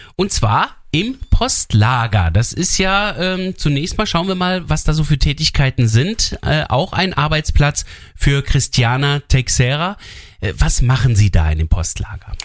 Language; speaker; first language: German; native; German